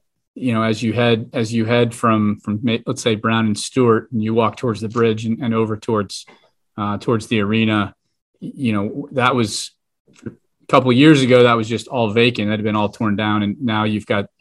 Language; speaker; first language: English; native; English